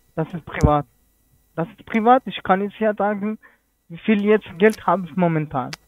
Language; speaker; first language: German; non-native, learner; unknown